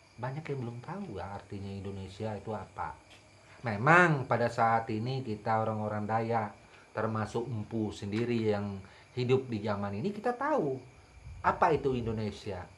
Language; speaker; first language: Indonesian; non-native, local second language; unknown